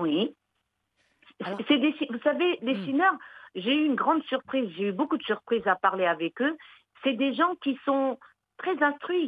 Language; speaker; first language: French; early bilingual, other home language; Arabic